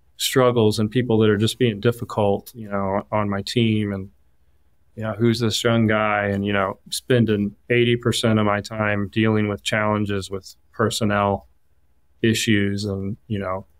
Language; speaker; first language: English; native; English